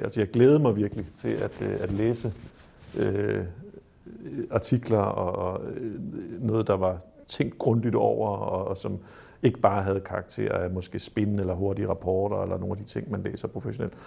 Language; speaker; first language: Danish; native; Danish